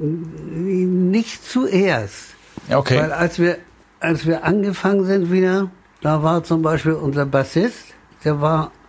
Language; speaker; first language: German; native; German